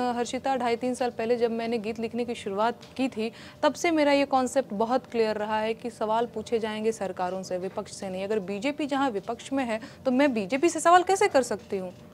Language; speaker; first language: Hindi; non-native, local second language; Bhojpuri